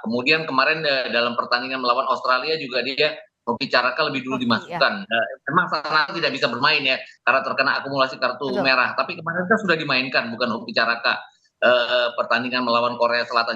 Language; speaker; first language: Indonesian; native; Indonesian